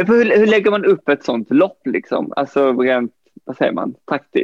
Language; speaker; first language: Swedish; native; Swedish